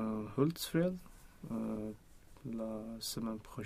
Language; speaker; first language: French; non-native, learner; Swedish